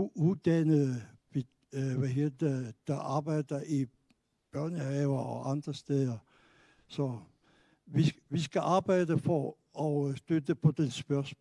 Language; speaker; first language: Danish; non-native, local second language; Kalaallisut